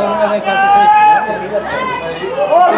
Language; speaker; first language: Italian; native; Italian